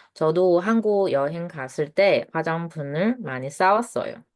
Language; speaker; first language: Korean; non-native, fluent; Chinese